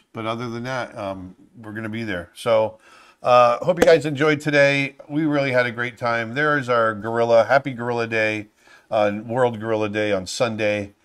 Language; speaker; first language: English; native; English